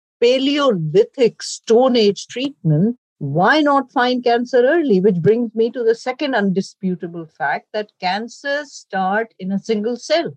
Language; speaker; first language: English; non-native, local second language; Urdu